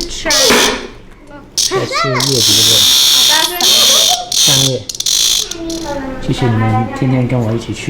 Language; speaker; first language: Chinese; non-native, fluent; English